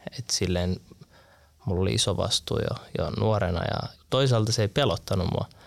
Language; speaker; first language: Finnish; early bilingual, other home language; Arabic